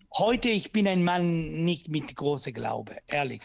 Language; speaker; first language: German; non-native, local second language; Italian